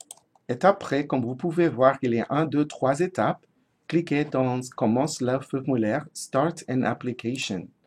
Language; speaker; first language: French; non-native, fluent; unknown